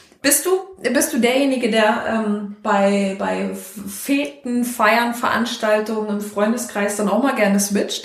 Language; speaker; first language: German; native; German